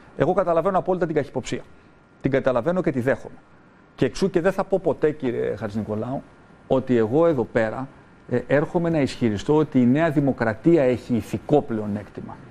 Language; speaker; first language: Greek; native; Greek